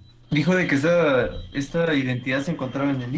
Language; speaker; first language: Spanish; native; Spanish